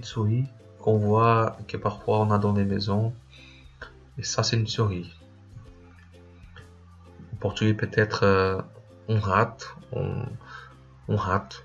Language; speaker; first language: French; non-native, fluent; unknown